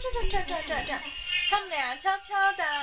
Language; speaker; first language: Chinese; native; Chinese